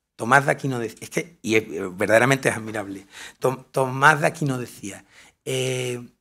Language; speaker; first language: Spanish; native; Spanish